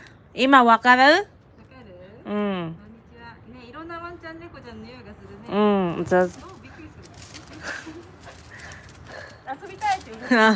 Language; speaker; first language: Japanese; non-native, learner; Waray